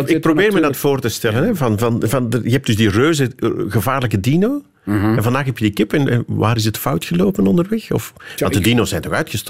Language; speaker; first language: Dutch; native; Dutch